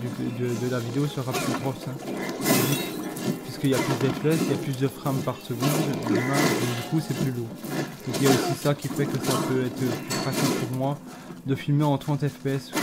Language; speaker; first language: French; native; French